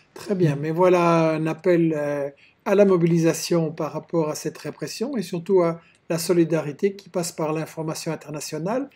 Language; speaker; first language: French; native; French